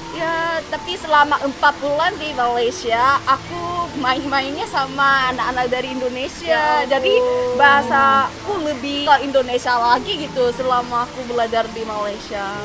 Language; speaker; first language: Indonesian; non-native, fluent; Korean